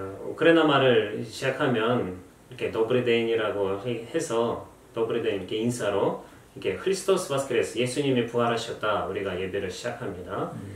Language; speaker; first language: Korean; non-native, fluent; Russian